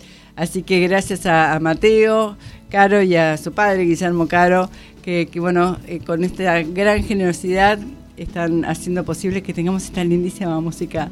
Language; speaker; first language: Spanish; native; Spanish